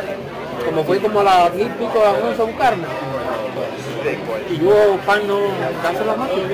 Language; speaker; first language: Spanish; native; Spanish